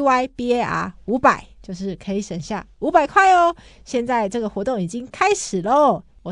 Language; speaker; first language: Chinese; native; Chinese